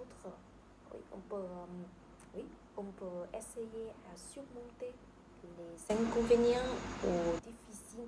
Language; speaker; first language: French; non-native, learner; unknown